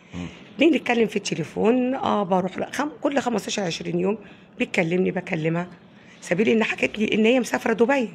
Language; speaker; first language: Arabic; native; Arabic